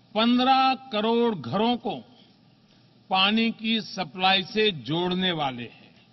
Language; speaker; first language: Hindi; non-native, local second language; Gujarati